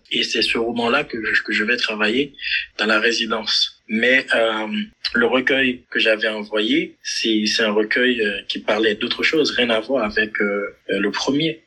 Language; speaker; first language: French; non-native, local second language; Haitian Creole